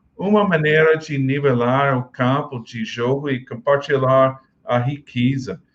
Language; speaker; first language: Portuguese; non-native, learner; English